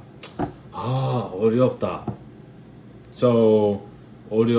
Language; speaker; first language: Korean; non-native, learner; English